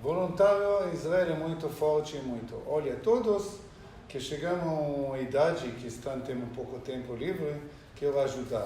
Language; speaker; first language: Portuguese; non-native, learner; Hebrew